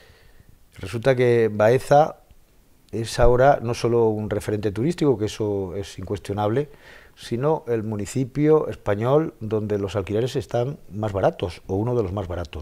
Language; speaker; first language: Spanish; native; Spanish